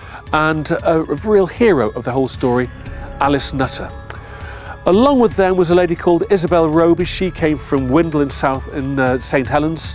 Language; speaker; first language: English; native; English